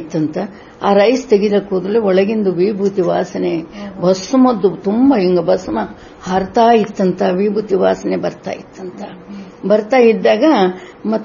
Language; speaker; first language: Kannada; non-native, local second language; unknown